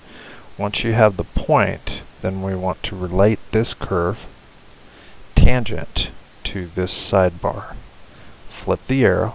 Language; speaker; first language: English; native; English